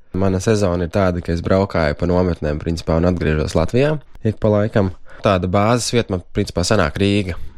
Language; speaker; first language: Latvian; native; Latvian